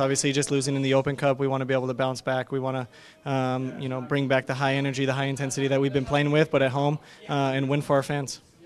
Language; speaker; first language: English; early bilingual, other home language; Spanish